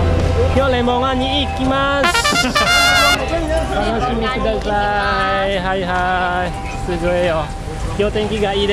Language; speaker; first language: Japanese; non-native, fluent; Indonesian